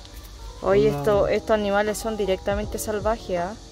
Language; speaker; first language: Spanish; native; Spanish